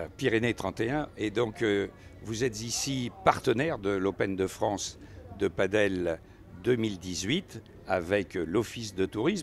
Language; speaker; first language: French; native; French